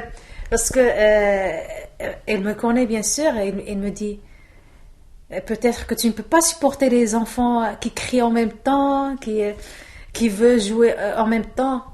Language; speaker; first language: French; non-native, local second language; Arabic